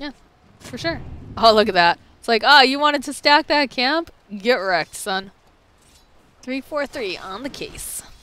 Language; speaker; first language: English; native; English